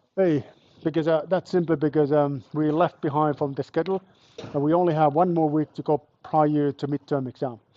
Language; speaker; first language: English; non-native, fluent; Finnish